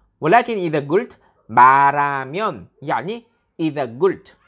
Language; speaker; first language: Arabic; non-native, learner; Korean